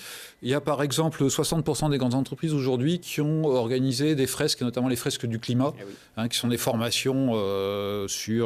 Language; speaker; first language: French; native; French